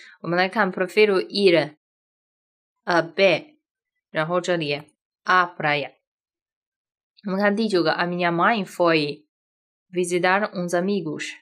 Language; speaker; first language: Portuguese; non-native, fluent; Chinese